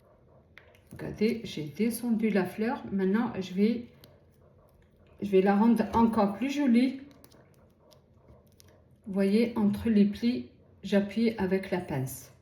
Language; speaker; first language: French; native; French